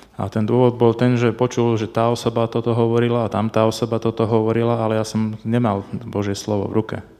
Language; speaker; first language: Slovak; native; Slovak